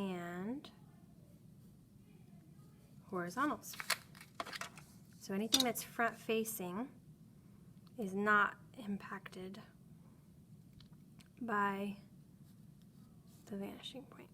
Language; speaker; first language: English; native; English